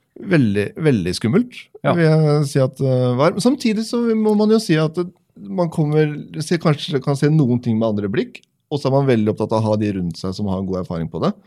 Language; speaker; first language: Norwegian; native; Norwegian